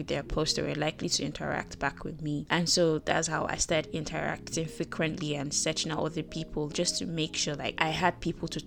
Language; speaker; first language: English; non-native, local second language; Yoruba